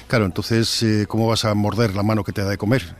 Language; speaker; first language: Spanish; native; Spanish